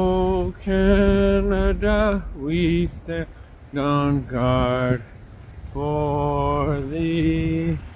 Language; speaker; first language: English; native; English